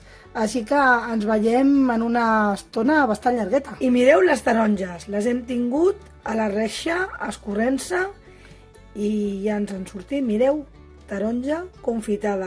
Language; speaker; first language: Catalan; native; Catalan